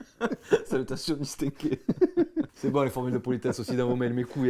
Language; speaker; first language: French; native; French